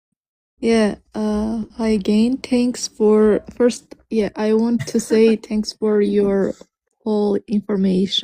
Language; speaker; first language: English; non-native, learner; Armenian